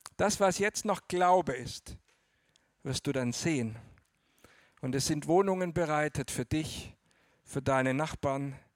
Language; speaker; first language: German; native; German